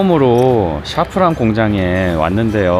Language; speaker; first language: Korean; native; Korean